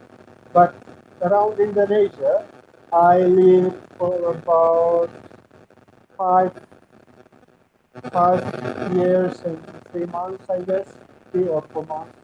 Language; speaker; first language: English; non-native, fluent; Turkmen